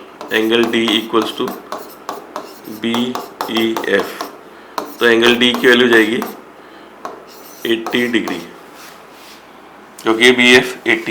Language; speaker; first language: Hindi; native; Hindi